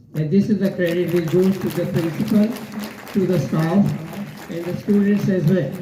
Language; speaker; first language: English; non-native, local second language; Urdu